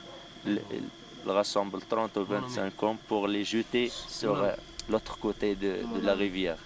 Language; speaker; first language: French; non-native, local second language; Arabic